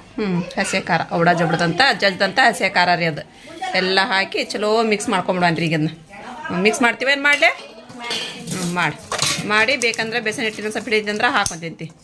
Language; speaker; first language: Kannada; native; Kannada